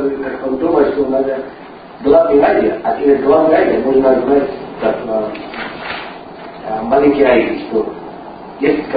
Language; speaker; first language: Russian; non-native, learner; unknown